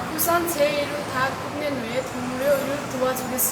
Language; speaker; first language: Korean; non-native, learner; Nepali